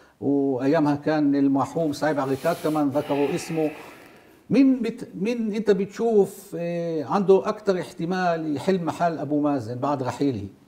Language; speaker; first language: Arabic; non-native, local second language; Hebrew